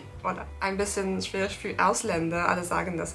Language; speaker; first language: German; non-native, learner; Turkish